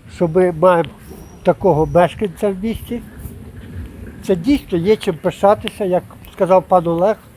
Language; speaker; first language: Ukrainian; native; Ukrainian